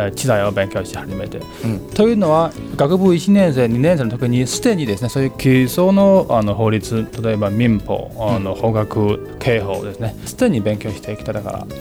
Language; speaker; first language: Japanese; non-native, fluent; Chinese